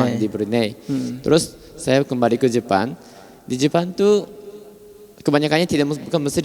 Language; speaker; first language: Indonesian; non-native, fluent; Japanese